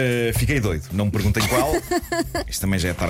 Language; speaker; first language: Portuguese; native; Portuguese